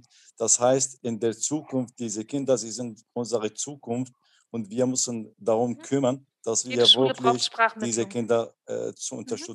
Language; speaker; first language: German; non-native, learner; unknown